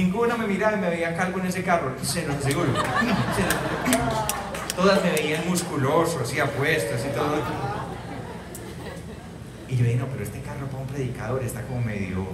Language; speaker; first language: Spanish; native; Spanish